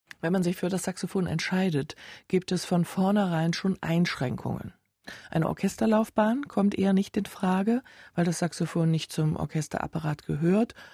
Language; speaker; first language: German; native; German